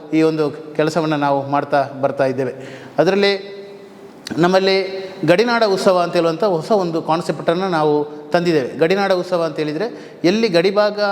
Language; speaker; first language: Kannada; native; Kannada